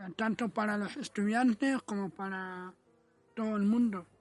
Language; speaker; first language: Spanish; non-native, fluent; Arabic